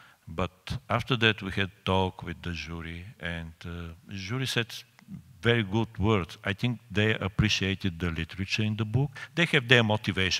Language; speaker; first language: English; non-native, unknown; Bulgarian